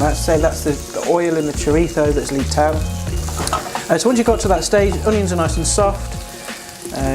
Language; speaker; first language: English; native; English